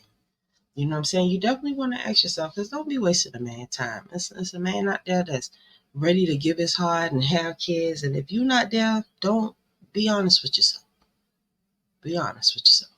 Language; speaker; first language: English; native; English